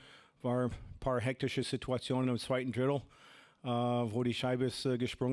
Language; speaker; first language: German; non-native, fluent; English